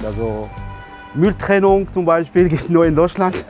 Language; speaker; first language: German; non-native, fluent; Arabic